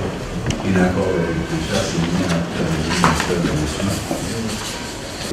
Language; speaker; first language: French; non-native, learner; Spanish